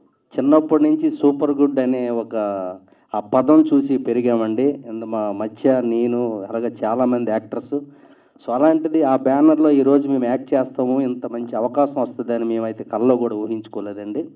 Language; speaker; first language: Telugu; native; Telugu